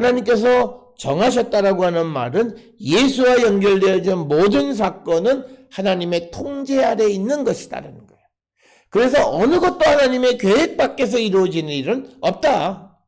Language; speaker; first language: Korean; native; Korean